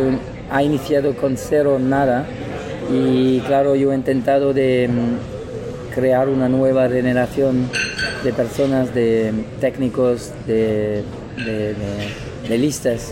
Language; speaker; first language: Spanish; non-native, learner; French